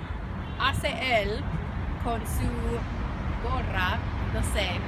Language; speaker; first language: Spanish; non-native, learner; English